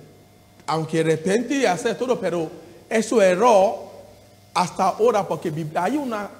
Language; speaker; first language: Spanish; non-native, learner; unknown